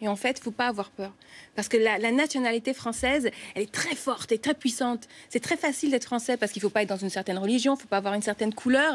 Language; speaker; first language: French; native; French